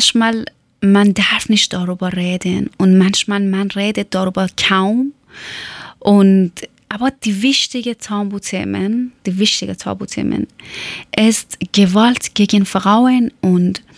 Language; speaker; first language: German; non-native, fluent; Persian